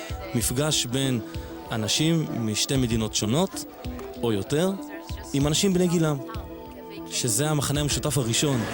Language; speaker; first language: Hebrew; native; Hebrew